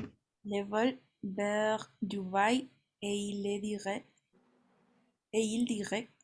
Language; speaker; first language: French; non-native, learner; Spanish